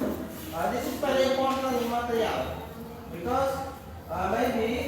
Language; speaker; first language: English; non-native, learner; Indonesian